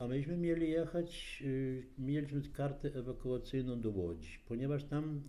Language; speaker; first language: Polish; native; Polish